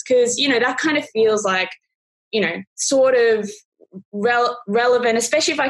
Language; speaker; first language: English; native; English